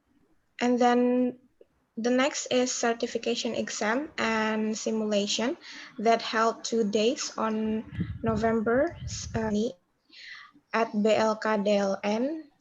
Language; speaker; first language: English; non-native, learner; Indonesian